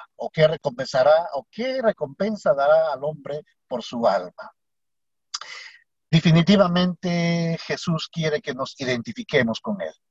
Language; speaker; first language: Spanish; native; Spanish